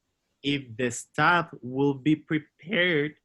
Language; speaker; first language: English; non-native, learner; Spanish